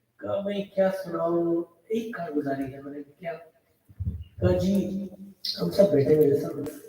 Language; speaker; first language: Urdu; non-native, local second language; Pashto